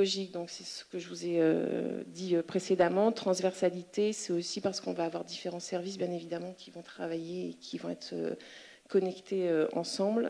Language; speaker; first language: French; native; French